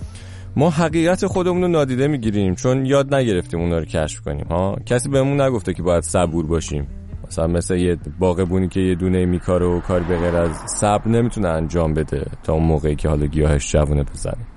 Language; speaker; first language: Persian; native; Persian